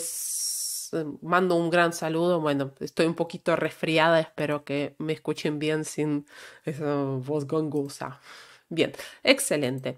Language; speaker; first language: Spanish; non-native, fluent; Russian